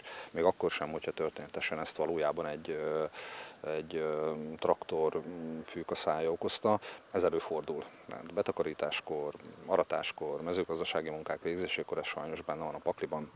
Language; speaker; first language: Hungarian; native; Hungarian